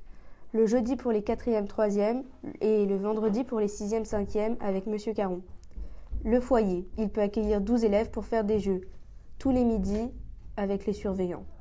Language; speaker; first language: French; native; French